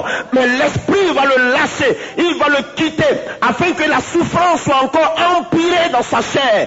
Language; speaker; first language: French; native; French